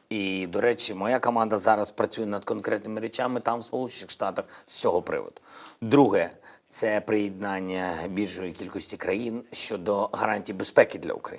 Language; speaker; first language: Ukrainian; non-native, local second language; Russian